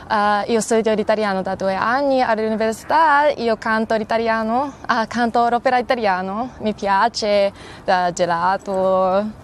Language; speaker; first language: Italian; non-native, learner; Japanese